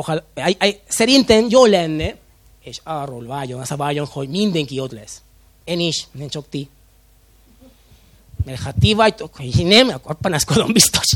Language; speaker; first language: Hungarian; non-native, fluent; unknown